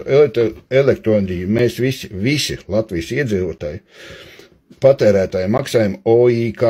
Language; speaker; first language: Latvian; native; Latvian